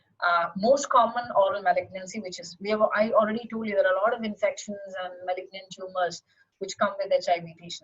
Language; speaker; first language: English; non-native, local second language; Malayalam